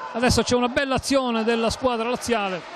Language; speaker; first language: Italian; native; Italian